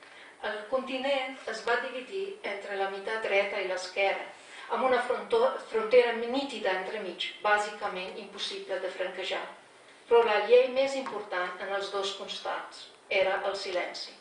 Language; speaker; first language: Catalan; non-native, fluent; Slovenian